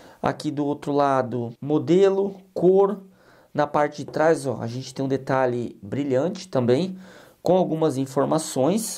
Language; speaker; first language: Portuguese; native; Portuguese